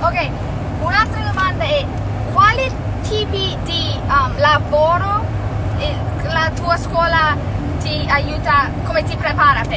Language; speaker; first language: Italian; non-native, learner; English